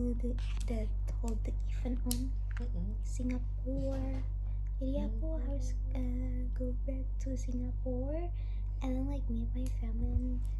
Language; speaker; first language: English; non-native, local second language; Indonesian